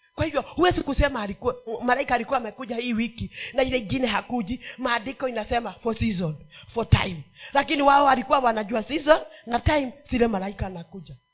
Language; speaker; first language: Swahili; non-native, local second language; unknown